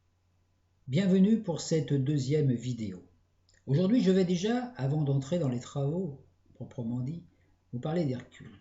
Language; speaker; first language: French; native; French